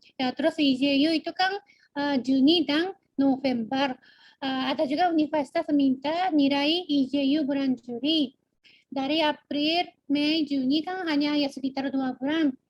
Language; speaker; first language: Indonesian; non-native, fluent; Japanese